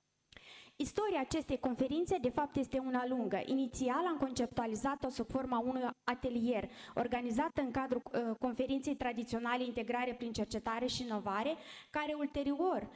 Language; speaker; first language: Romanian; native; Romanian